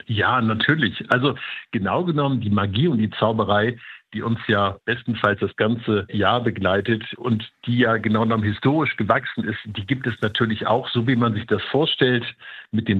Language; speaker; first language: German; native; German